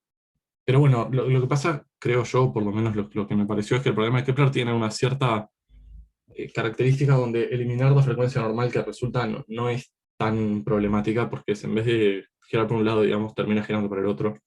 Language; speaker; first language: Spanish; native; Spanish